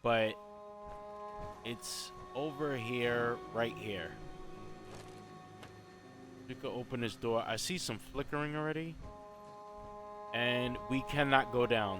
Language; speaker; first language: English; native; English